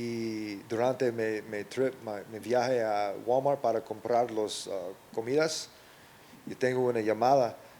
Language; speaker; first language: Spanish; non-native, learner; English